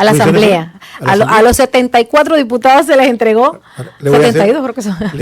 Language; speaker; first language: Spanish; native; Spanish